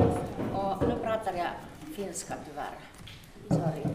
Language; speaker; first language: Swedish; non-native, local second language; Finnish